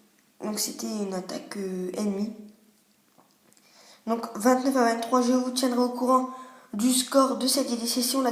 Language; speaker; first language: French; native; French